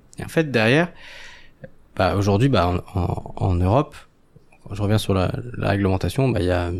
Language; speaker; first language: French; non-native, local second language; Arabic